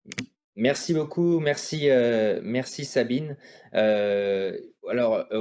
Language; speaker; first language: French; native; French